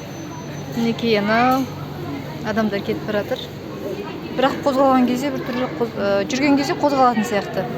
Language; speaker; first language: Kazakh; native; Kazakh